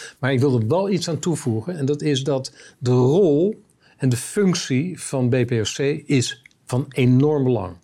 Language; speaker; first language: Dutch; native; Dutch